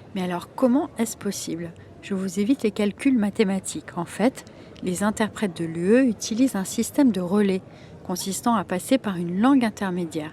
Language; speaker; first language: French; native; French